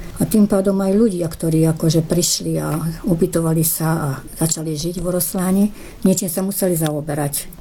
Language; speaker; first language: Slovak; early bilingual, heritage; Slovak